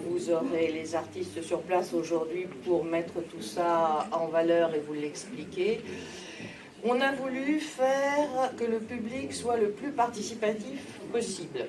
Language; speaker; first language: French; native; French